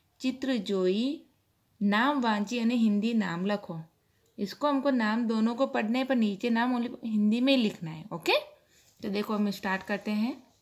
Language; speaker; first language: Hindi; non-native, local second language; Gujarati